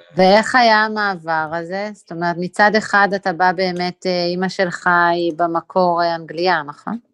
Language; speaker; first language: Hebrew; native; Hebrew